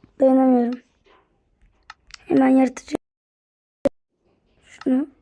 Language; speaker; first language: Turkish; native; Turkish